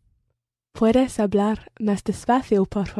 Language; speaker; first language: Spanish; non-native, learner; English